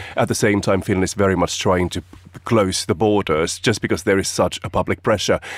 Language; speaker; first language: English; non-native, fluent; Finnish